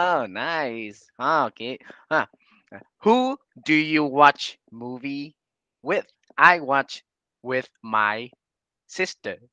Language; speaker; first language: English; non-native, learner; Vietnamese